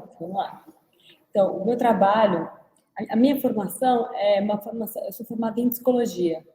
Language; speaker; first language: Portuguese; native; Portuguese